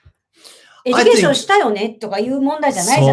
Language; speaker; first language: Japanese; native; Japanese